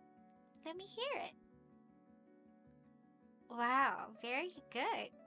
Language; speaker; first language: English; non-native, local second language; Filipino